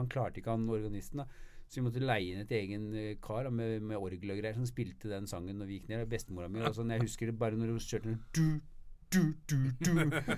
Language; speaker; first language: Norwegian; native; Norwegian